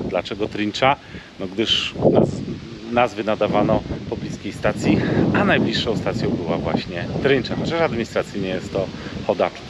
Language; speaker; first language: Polish; native; Polish